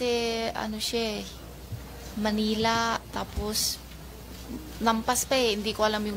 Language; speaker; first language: Filipino; non-native, learner; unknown